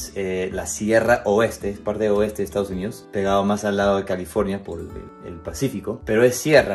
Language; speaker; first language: Spanish; non-native, fluent; English